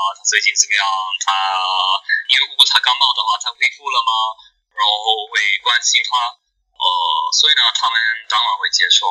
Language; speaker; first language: Chinese; non-native, learner; English